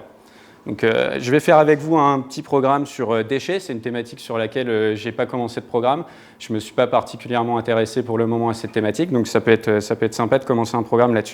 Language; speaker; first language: French; native; French